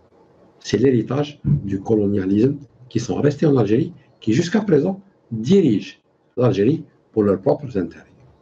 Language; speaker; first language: French; non-native, local second language; Arabic